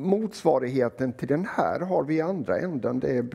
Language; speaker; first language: Swedish; native; Swedish